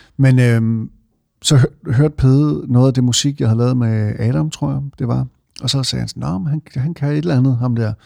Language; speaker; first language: Danish; native; Danish